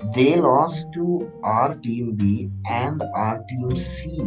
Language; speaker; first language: English; non-native, local second language; Malayalam